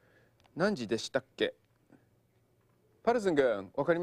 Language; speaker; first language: Japanese; non-native, fluent; English